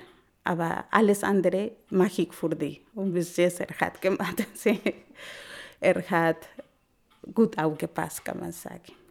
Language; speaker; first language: German; non-native, learner; Spanish